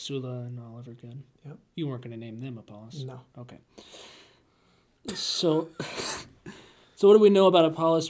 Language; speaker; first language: English; native; English